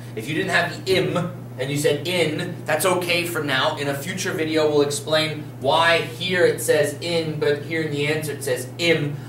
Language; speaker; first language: English; native; English